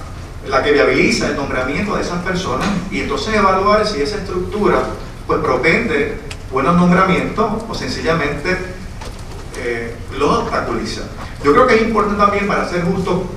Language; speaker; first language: Spanish; native; Spanish